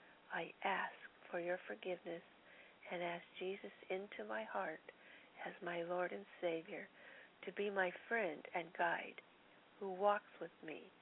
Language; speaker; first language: English; native; English